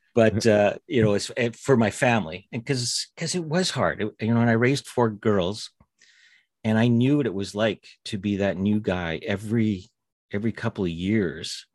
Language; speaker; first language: English; native; English